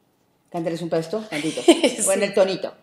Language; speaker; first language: Spanish; native; Spanish